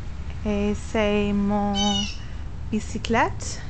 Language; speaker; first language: French; non-native, learner; English